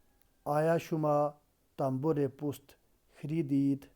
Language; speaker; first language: Persian; non-native, fluent; Urdu